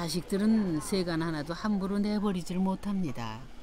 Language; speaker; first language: Korean; native; Korean